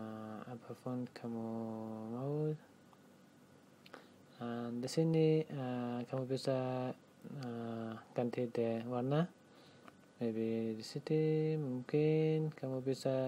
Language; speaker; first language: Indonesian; non-native, learner; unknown